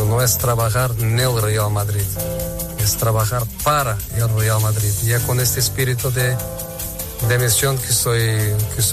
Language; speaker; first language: Spanish; non-native, fluent; Portuguese